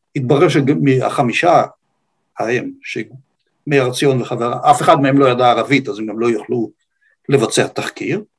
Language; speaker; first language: Hebrew; native; Hebrew